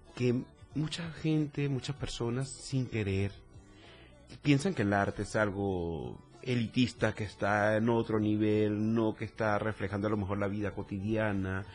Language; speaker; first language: Spanish; native; Spanish